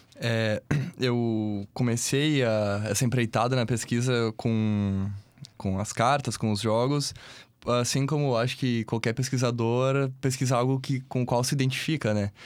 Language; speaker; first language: Portuguese; native; Portuguese